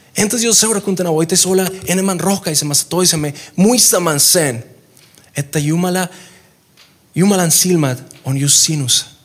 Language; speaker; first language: Finnish; non-native, fluent; Spanish